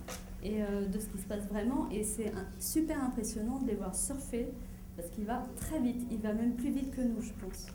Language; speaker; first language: French; native; French